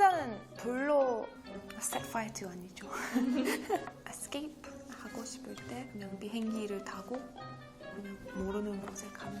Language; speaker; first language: Korean; non-native, learner; English